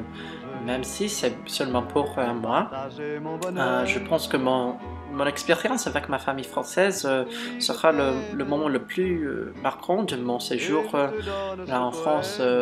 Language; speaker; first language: French; non-native, fluent; English